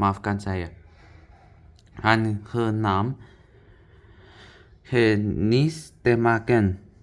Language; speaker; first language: Dutch; non-native, learner; Indonesian